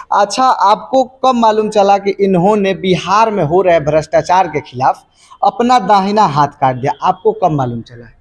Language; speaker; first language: Hindi; native; Hindi